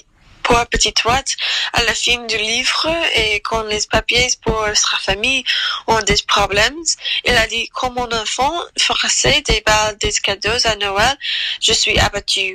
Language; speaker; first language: French; non-native, learner; English